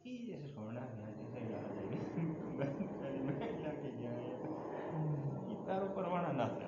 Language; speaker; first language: Urdu; non-native, local second language; Punjabi